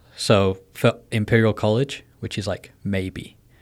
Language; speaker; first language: English; native; English